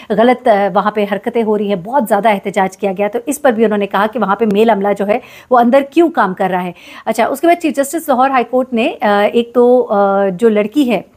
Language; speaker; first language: Urdu; native; Urdu